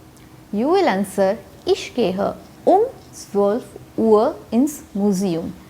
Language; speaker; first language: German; non-native, fluent; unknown